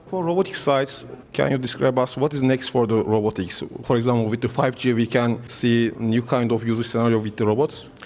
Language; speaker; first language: English; non-native, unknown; Turkish